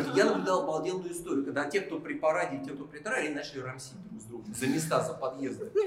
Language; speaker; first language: Russian; native; Russian